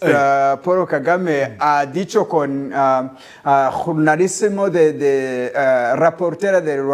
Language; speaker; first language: Spanish; non-native, learner; Kinyarwanda